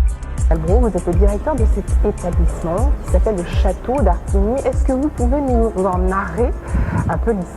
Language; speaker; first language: French; native; French